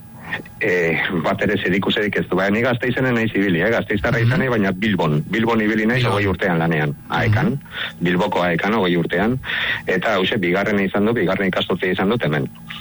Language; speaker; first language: Basque; non-native, local second language; Spanish